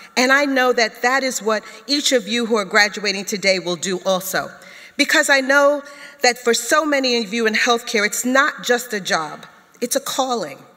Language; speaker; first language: English; native; English